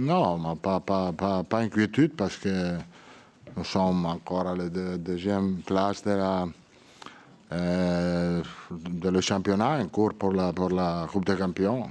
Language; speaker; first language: French; non-native, learner; Italian